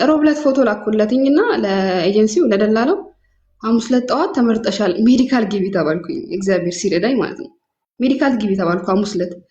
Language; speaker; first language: Amharic; native; Amharic